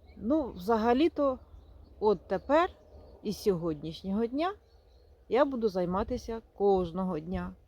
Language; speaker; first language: Ukrainian; non-native, local second language; Russian